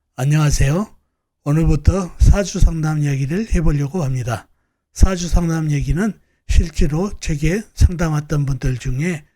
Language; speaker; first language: Korean; native; Korean